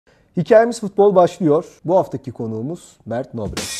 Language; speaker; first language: Turkish; native; Turkish